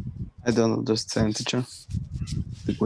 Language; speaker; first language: English; non-native, learner; Spanish